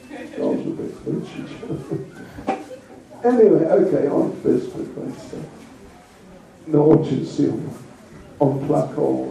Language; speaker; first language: Russian; non-native, learner; English